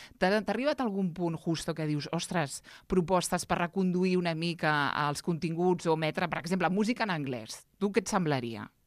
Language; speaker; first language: Catalan; native; Catalan